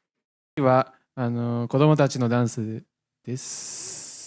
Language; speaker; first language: Japanese; early bilingual, other home language; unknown